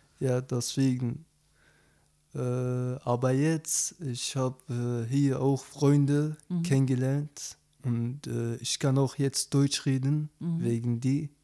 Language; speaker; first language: German; non-native, learner; Arabic